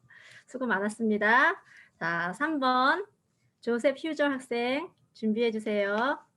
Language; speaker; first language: Korean; native; Korean